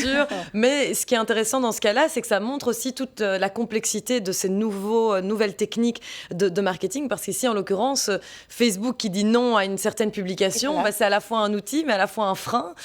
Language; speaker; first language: French; native; French